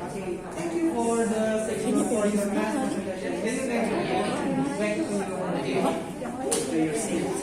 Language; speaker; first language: English; non-native, fluent; Indonesian